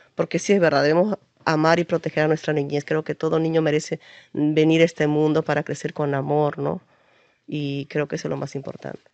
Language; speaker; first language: Spanish; native; Spanish